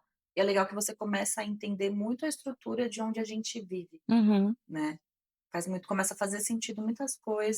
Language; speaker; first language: Portuguese; native; Portuguese